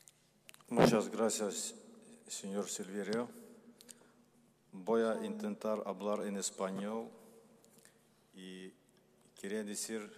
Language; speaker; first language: Spanish; non-native, learner; Azerbaijani